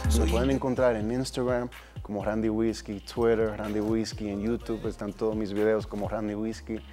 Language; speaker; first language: Spanish; early bilingual, heritage; Spanish